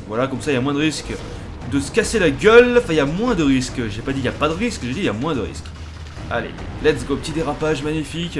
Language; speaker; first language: French; native; French